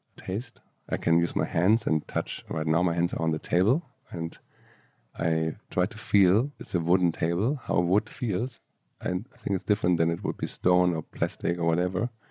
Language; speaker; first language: English; non-native, fluent; German